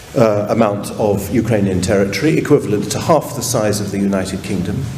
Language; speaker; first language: English; native; English